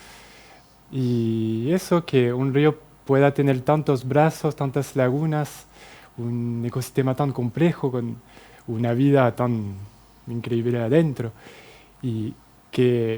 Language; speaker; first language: Spanish; non-native, fluent; French